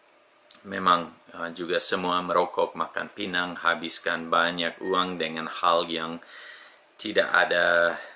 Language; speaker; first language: Indonesian; non-native, fluent; English